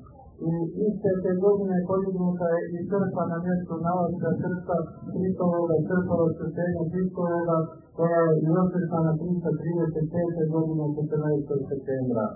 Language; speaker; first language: Russian; non-native, learner; Serbian